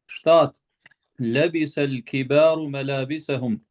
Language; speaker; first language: Arabic; non-native, fluent; Albanian